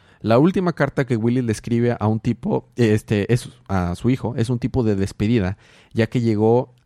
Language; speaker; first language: Spanish; native; Spanish